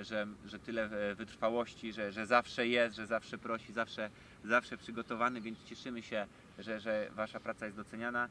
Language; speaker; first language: Polish; native; Polish